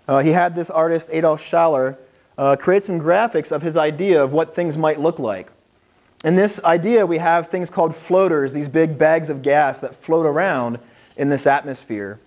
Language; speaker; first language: English; native; English